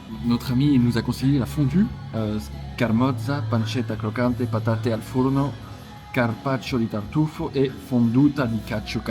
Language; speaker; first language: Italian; non-native, learner; French